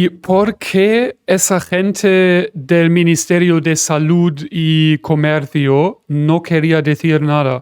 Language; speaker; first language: Spanish; non-native, fluent; German